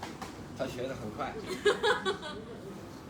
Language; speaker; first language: Chinese; native; Chinese